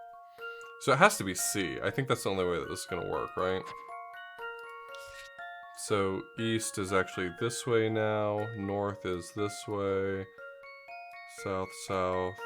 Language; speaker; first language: English; native; English